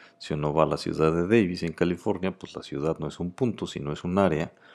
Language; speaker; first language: Spanish; native; Spanish